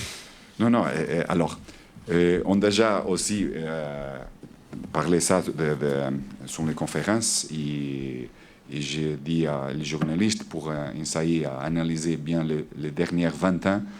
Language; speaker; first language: French; non-native, learner; Portuguese